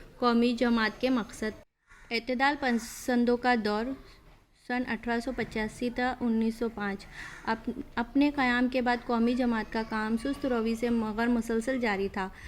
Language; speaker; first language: Urdu; native; Urdu